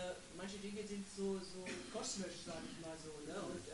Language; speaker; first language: German; native; German